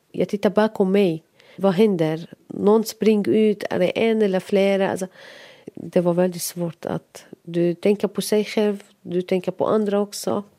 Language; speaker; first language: Swedish; non-native, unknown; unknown